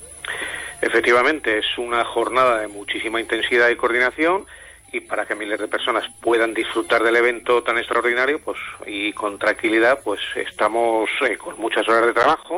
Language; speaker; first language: Spanish; native; Spanish